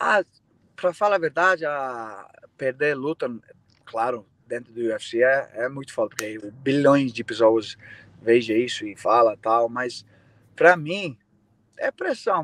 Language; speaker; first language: Portuguese; non-native, fluent; English